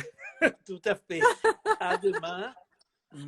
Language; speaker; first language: French; non-native, fluent; Spanish